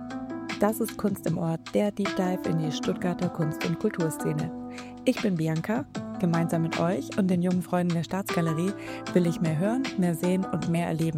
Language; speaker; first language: German; native; German